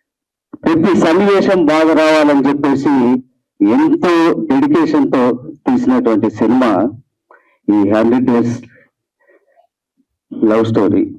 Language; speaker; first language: Telugu; native; Telugu